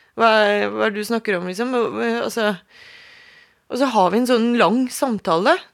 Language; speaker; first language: Norwegian; native; Norwegian